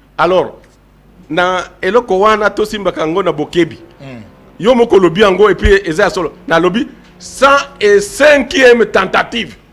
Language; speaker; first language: Lingala; non-native, local second language; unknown